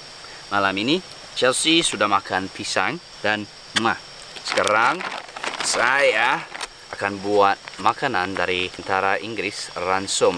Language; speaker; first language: Indonesian; non-native, learner; English